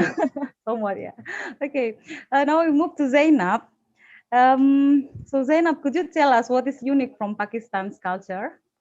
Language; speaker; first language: English; non-native, fluent; Indonesian